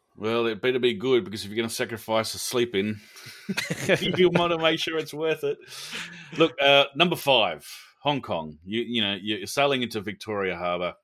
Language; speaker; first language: English; native; English